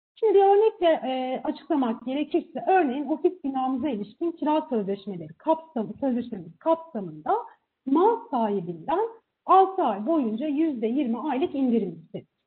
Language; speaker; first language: Turkish; native; Turkish